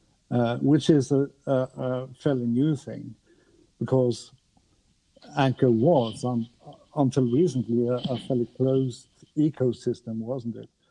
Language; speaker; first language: English; non-native, fluent; Norwegian